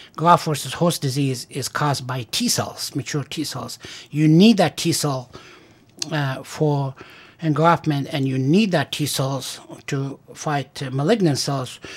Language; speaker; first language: English; non-native, fluent; Pashto